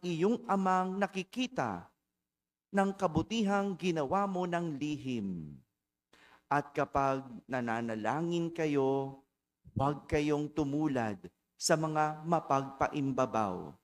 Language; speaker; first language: Filipino; native; Filipino